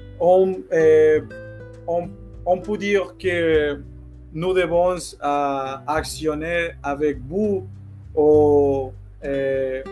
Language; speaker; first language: French; non-native, learner; Spanish